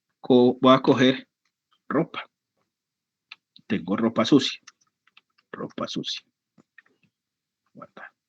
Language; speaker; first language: Spanish; native; Spanish